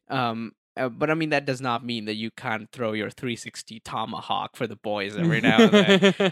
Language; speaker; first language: English; non-native, local second language; Hindi